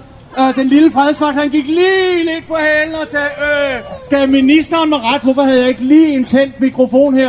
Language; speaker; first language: Danish; native; Danish